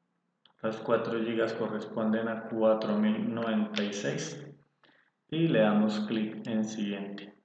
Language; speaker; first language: Spanish; native; Spanish